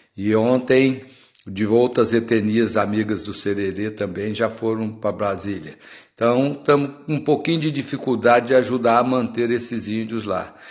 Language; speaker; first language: Portuguese; native; Portuguese